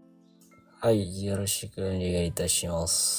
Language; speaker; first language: Japanese; non-native, learner; Filipino